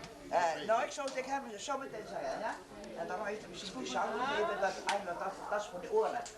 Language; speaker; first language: Dutch; non-native, learner; Estonian